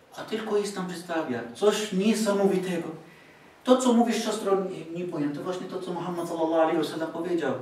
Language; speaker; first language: Polish; non-native, fluent; Arabic